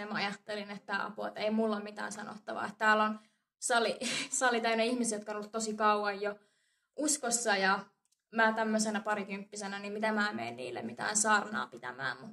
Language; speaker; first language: Finnish; native; Finnish